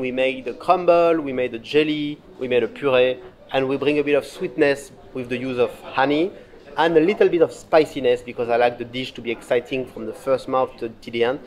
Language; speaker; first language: English; non-native, fluent; French